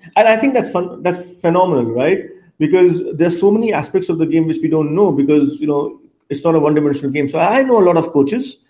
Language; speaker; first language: English; non-native, local second language; Bangla